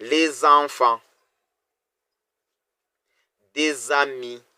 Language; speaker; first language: French; non-native, local second language; Kinyarwanda